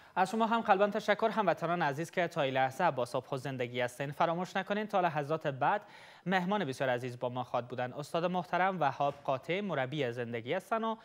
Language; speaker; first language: Persian; native; Persian